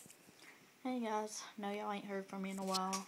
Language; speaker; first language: English; native; English